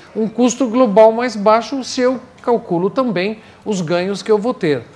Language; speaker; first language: Portuguese; non-native, fluent; English